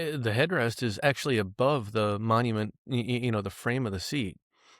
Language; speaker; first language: English; native; English